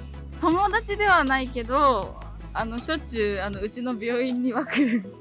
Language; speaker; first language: Japanese; native; Japanese